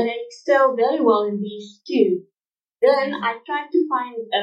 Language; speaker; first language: English; non-native, fluent; Arabic